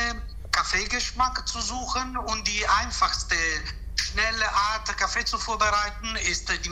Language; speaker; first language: German; non-native, fluent; Italian